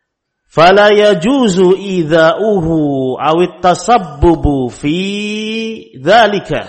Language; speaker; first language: Arabic; non-native, fluent; Indonesian